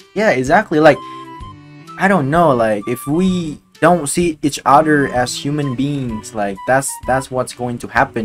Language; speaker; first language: English; non-native, fluent; Indonesian